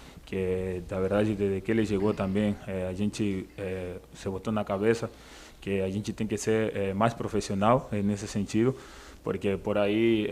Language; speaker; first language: Portuguese; non-native, fluent; Spanish